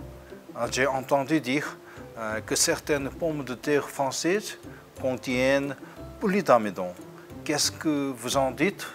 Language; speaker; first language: French; non-native, fluent; Korean